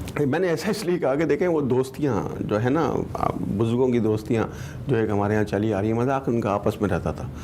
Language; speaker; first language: Urdu; native; Urdu